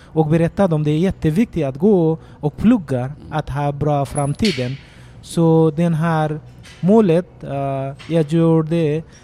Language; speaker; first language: Swedish; non-native, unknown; Nepali